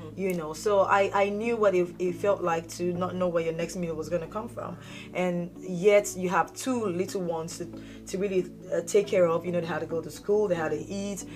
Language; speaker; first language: English; non-native, local second language; Yoruba